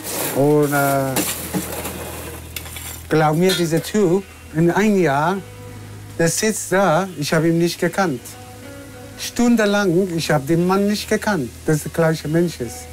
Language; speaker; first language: German; non-native, learner; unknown